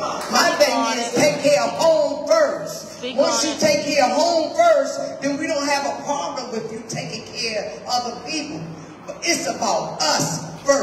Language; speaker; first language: English; native; English